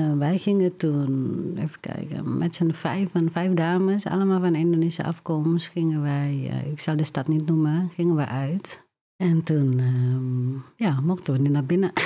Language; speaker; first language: Dutch; non-native, fluent; Indonesian